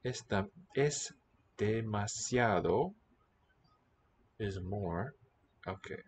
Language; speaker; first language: Spanish; non-native, learner; English